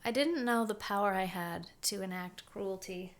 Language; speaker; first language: English; native; English